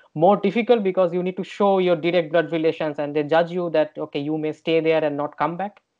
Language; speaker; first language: English; non-native, local second language; Bangla